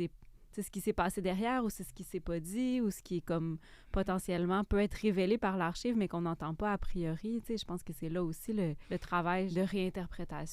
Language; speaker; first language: French; native; French